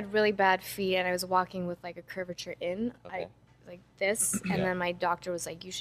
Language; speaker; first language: English; non-native, fluent; Dutch